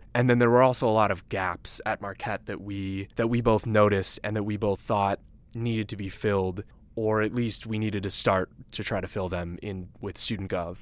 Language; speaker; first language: English; native; English